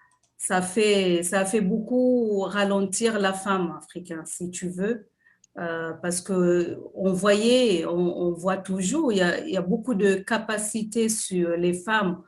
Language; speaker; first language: French; non-native, fluent; Swahili